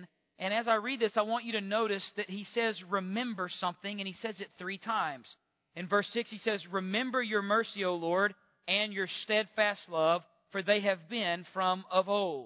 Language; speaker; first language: English; native; English